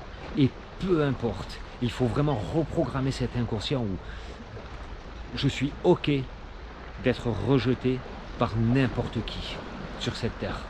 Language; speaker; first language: French; native; French